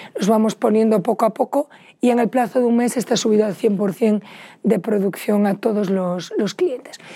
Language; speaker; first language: Spanish; native; Spanish